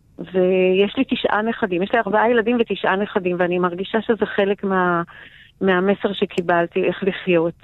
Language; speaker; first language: Hebrew; native; Hebrew